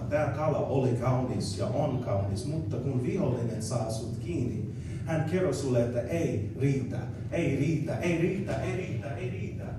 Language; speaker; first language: Finnish; non-native, learner; English